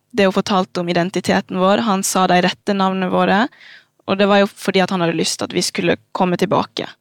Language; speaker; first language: Norwegian; early bilingual, other home language; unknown